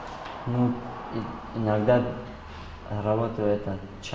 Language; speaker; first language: Russian; non-native, local second language; Tajik